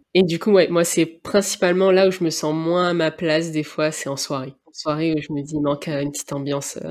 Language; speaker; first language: French; native; French